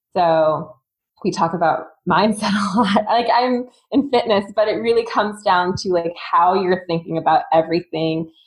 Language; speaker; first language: English; native; English